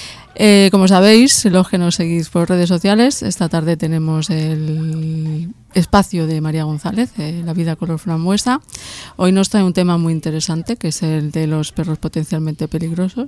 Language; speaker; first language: Spanish; native; Spanish